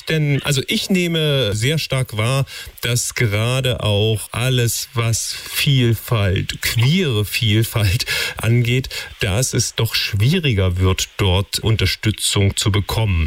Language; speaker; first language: German; native; German